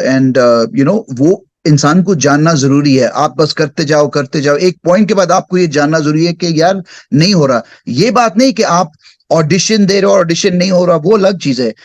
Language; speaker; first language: Hindi; early bilingual, heritage; Hindi